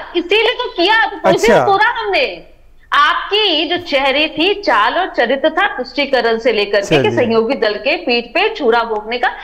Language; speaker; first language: Hindi; native; Hindi